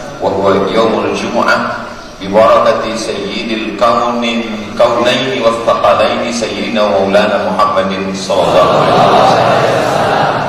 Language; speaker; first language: Arabic; non-native, fluent; Indonesian